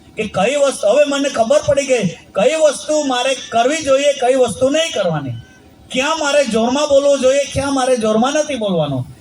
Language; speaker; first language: Gujarati; non-native, local second language; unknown